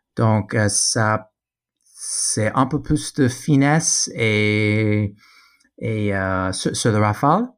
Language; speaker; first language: French; non-native, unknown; English